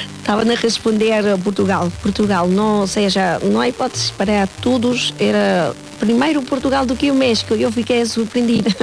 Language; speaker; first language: Portuguese; non-native, fluent; Spanish